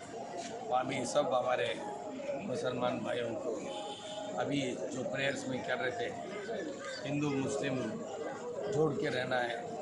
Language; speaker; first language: Hindi; non-native, local second language; Telugu